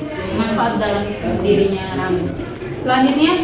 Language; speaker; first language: Indonesian; native; Indonesian